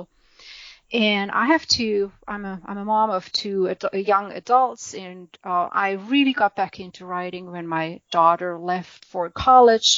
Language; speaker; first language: English; non-native, fluent; German